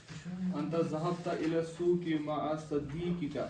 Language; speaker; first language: Arabic; non-native, learner; Urdu